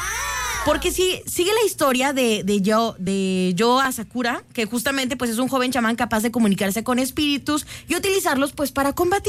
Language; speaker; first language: Spanish; native; Spanish